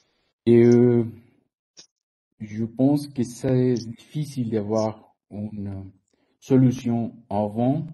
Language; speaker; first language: French; non-native, fluent; Spanish